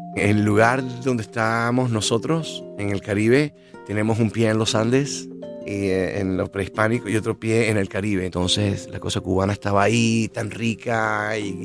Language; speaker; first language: Spanish; native; Spanish